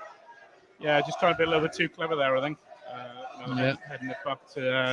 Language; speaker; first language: English; native; English